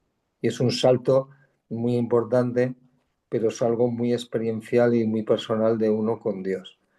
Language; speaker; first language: Spanish; native; Spanish